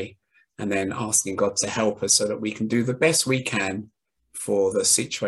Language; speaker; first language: English; native; English